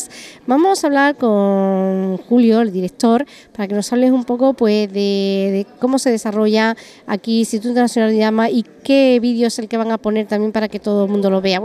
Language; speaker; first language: Spanish; native; Spanish